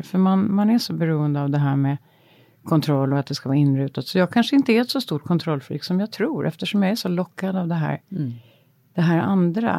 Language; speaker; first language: Swedish; native; Swedish